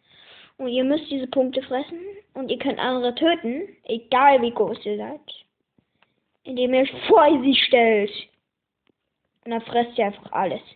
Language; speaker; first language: German; native; German